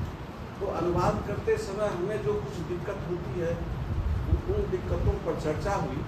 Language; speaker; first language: Hindi; native; Hindi